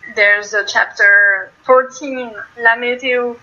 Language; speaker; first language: English; non-native, fluent; French